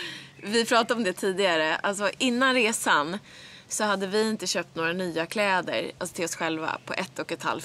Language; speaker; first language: Swedish; native; Swedish